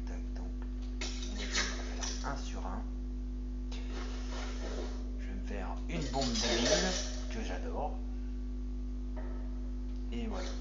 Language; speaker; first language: French; native; French